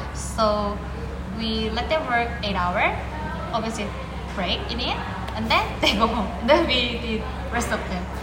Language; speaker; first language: English; non-native, fluent; Korean